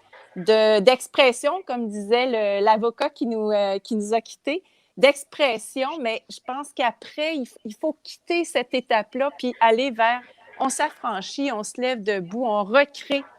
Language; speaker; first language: French; native; French